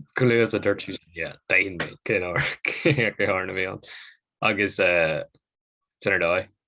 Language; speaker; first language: Irish; native; Irish